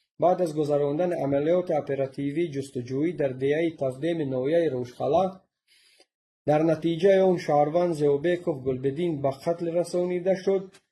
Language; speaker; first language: Tajik; non-native, local second language; Shughni